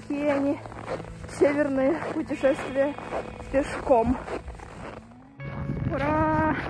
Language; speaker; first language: Russian; native; Russian